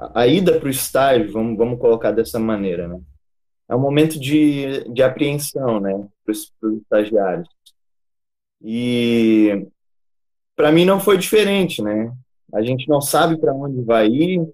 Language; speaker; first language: Portuguese; native; Portuguese